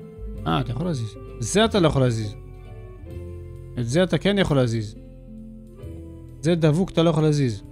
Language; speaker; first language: Hebrew; native; Hebrew